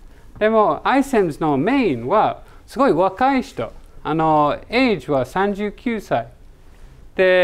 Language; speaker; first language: Japanese; non-native, learner; English